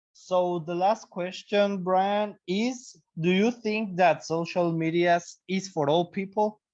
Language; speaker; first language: English; non-native, learner; Spanish